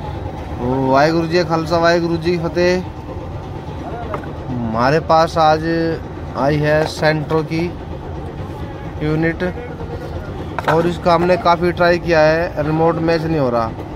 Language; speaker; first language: Hindi; non-native, local second language; Punjabi